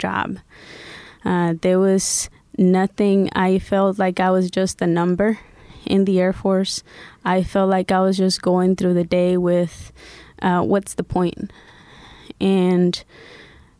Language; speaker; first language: English; early bilingual, other home language; Spanish